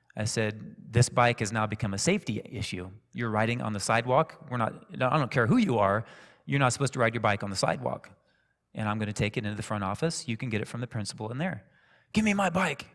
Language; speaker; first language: English; native; English